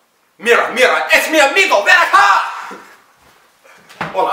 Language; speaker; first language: Spanish; non-native, learner; English